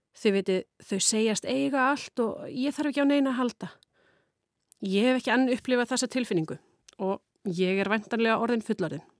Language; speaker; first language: Icelandic; native; Icelandic